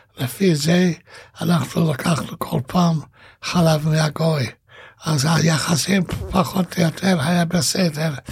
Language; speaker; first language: Hebrew; non-native, fluent; Hungarian